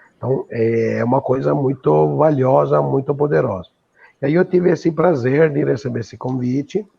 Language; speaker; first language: Portuguese; non-native, fluent; Italian